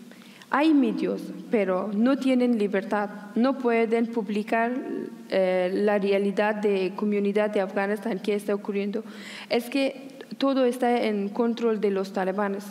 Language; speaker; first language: Spanish; non-native, learner; Persian